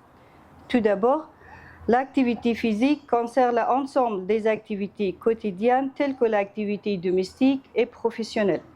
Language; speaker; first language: French; non-native, fluent; Persian